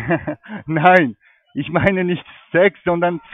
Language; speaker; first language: German; non-native, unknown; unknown